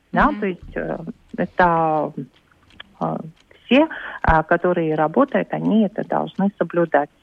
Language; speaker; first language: Russian; non-native, local second language; Latvian